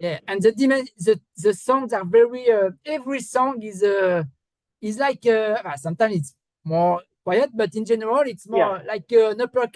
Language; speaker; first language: English; non-native, learner; French